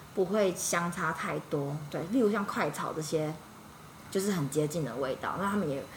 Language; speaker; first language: Chinese; native; Chinese